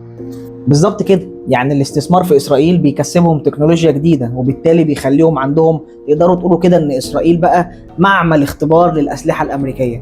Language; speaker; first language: Arabic; native; Arabic